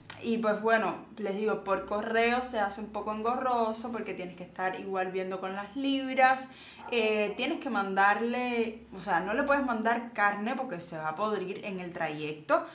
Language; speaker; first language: Spanish; native; Spanish